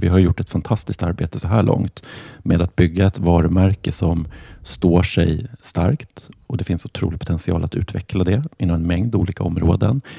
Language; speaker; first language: Swedish; native; Swedish